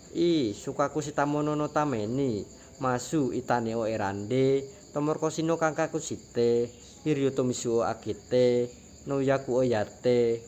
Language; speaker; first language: Japanese; non-native, learner; Indonesian